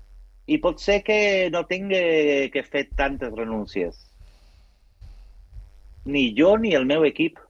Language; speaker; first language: Catalan; non-native, local second language; Spanish